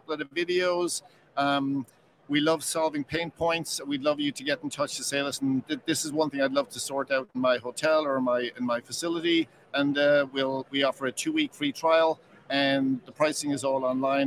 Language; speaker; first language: English; native; English